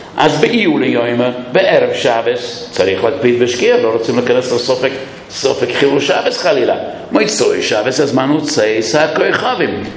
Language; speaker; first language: Hebrew; non-native, fluent; English